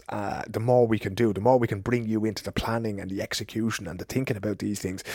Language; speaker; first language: English; native; English